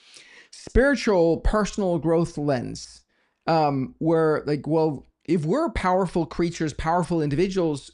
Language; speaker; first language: English; non-native, fluent; Danish